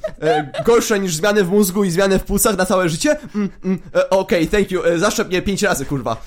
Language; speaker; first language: Polish; native; Polish